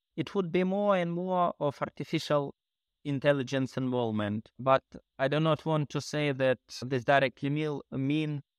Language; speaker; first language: English; non-native, fluent; Ukrainian